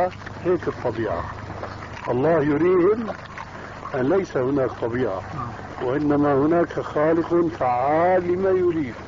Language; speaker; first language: Arabic; early bilingual, other home language; Albanian